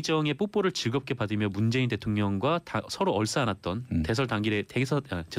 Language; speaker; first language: Korean; native; Korean